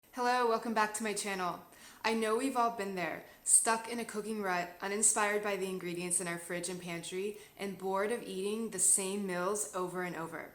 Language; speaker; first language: English; native; English